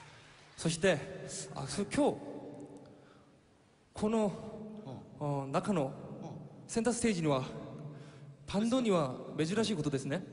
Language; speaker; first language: Japanese; non-native, fluent; Korean